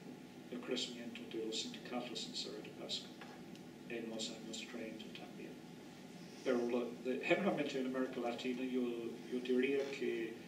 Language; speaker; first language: Spanish; non-native, fluent; English